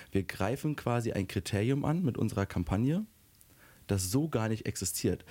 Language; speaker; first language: German; native; German